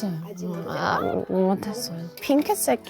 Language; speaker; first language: Korean; non-native, learner; German